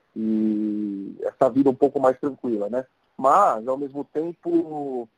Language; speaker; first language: Portuguese; native; Portuguese